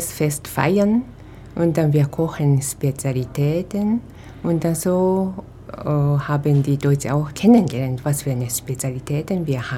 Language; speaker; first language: German; non-native, fluent; Japanese